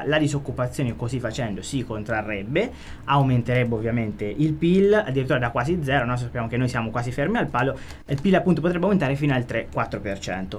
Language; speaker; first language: Italian; native; Italian